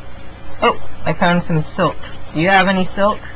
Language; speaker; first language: English; native; English